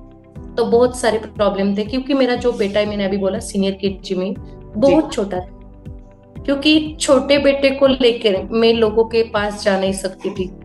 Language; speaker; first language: Hindi; native; Hindi